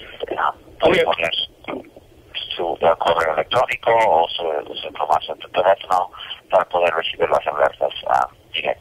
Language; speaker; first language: Spanish; non-native, fluent; English